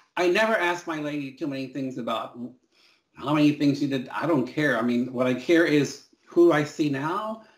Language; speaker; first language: English; early bilingual, other home language; Spanish